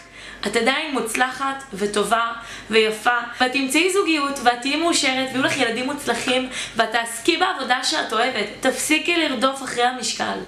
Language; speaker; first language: Hebrew; native; Hebrew